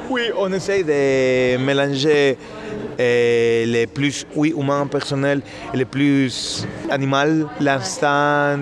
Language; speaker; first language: French; non-native, learner; Spanish